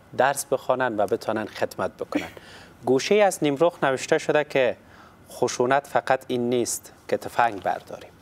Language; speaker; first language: Persian; native; Persian